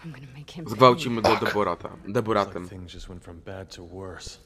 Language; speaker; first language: Polish; native; Polish